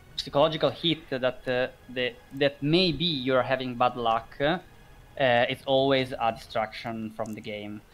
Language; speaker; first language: English; non-native, fluent; Italian